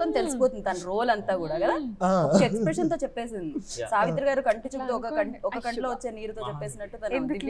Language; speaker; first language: Telugu; native; Telugu